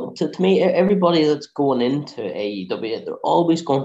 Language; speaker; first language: English; native; English